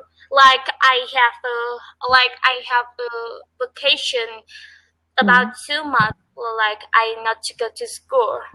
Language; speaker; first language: English; non-native, learner; Vietnamese